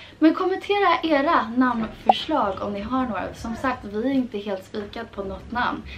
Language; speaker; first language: Swedish; early bilingual, heritage; Swedish